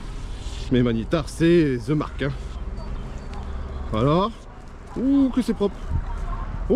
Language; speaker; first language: French; native; French